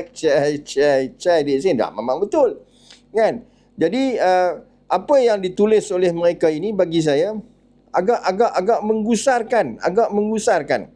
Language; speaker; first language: Malay; native; Malay